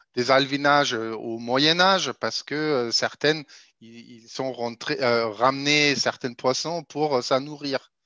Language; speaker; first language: French; non-native, fluent; German